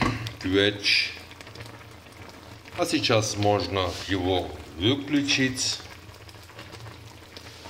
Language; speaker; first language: Russian; non-native, learner; Turkish